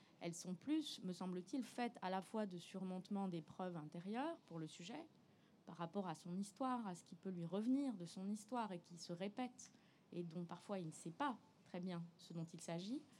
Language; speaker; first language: French; native; French